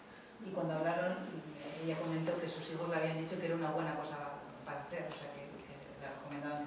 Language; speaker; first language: Spanish; native; Spanish